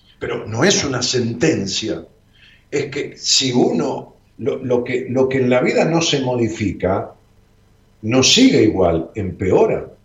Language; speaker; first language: Spanish; native; Spanish